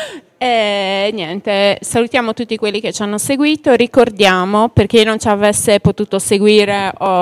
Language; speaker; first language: Italian; native; Italian